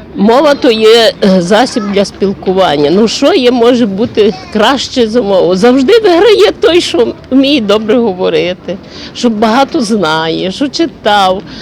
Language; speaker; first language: Ukrainian; native; Ukrainian